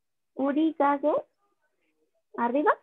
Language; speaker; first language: Korean; non-native, learner; Spanish